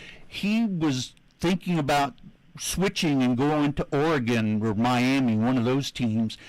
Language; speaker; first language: English; native; English